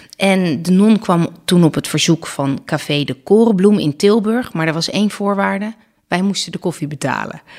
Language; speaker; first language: Dutch; native; Dutch